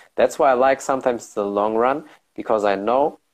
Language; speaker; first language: English; early bilingual, heritage; German